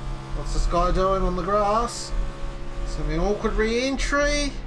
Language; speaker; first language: English; native; English